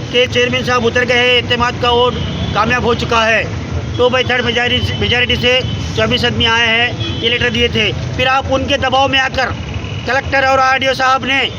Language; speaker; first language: Hindi; native; Hindi